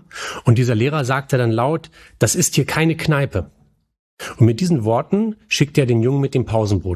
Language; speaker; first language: German; native; German